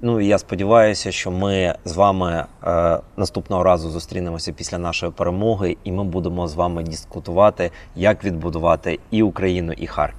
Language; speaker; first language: Ukrainian; native; Ukrainian